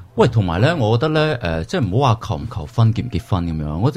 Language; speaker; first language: Cantonese; native; Cantonese